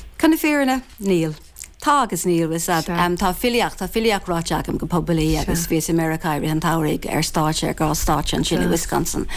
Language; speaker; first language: Irish; non-native, local second language; English